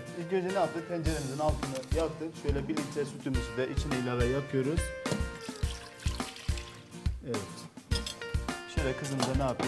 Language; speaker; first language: Turkish; native; Turkish